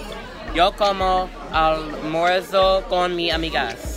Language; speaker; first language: Spanish; non-native, learner; English